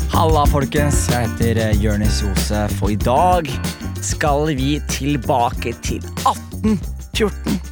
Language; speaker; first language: Norwegian; early bilingual, other home language; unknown